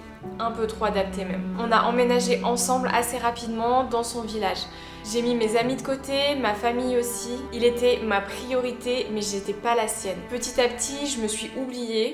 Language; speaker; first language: French; native; French